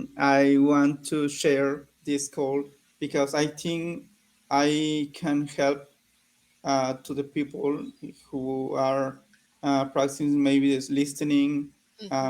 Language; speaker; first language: English; non-native, learner; Spanish